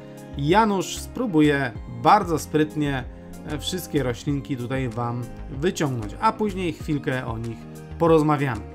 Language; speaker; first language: Polish; native; Polish